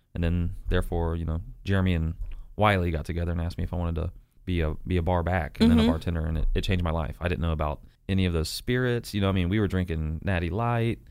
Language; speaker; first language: English; native; English